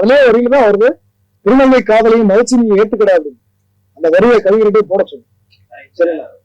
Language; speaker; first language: Tamil; native; Tamil